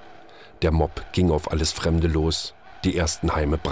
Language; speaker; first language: German; native; German